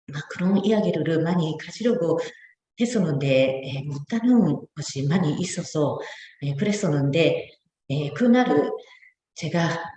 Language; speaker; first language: Korean; non-native, fluent; Japanese